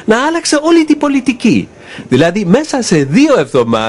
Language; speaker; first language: Greek; non-native, fluent; German